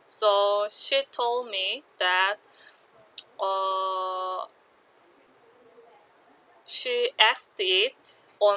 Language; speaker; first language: English; non-native, learner; Korean